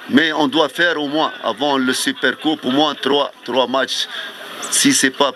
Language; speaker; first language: French; non-native, fluent; Arabic